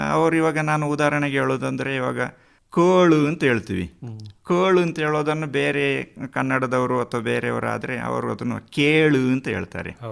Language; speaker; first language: Kannada; non-native, local second language; Kodava